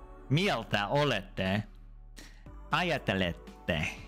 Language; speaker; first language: Finnish; non-native, learner; English